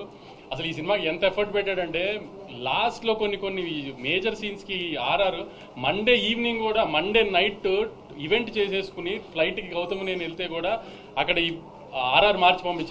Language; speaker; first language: Telugu; native; Telugu